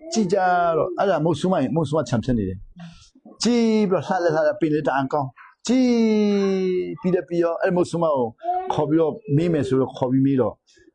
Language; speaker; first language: Burmese; non-native, local second language; Hakha Chin